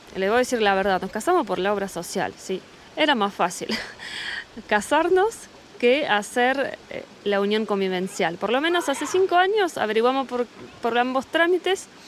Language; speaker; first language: Spanish; early bilingual, other home language; Russian